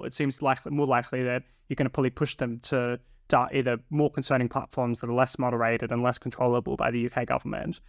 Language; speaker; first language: English; native; English